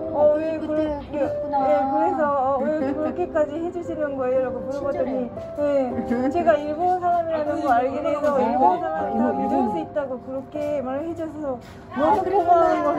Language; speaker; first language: Korean; non-native, learner; Japanese